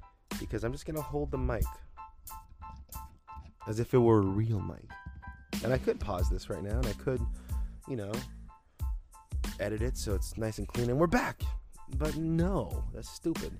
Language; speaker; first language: English; native; English